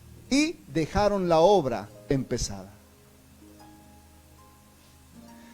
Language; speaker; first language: Spanish; native; Spanish